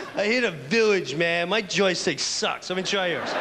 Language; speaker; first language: English; native; English